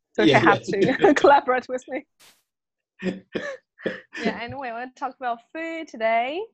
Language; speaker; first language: English; non-native, fluent; Chinese